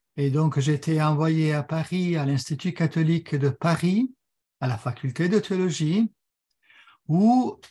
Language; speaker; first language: French; non-native, fluent; Italian